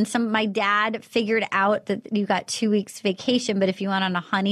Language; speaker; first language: English; native; English